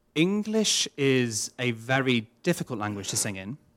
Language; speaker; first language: English; non-native, local second language; Welsh